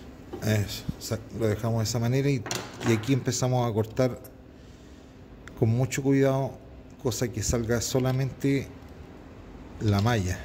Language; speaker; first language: Spanish; native; Spanish